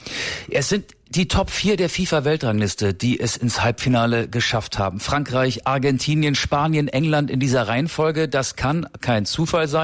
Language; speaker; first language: German; native; German